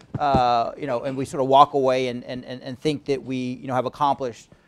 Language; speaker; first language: English; native; English